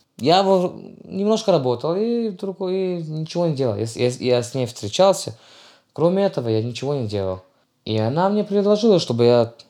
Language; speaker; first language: Russian; early bilingual, heritage; Russian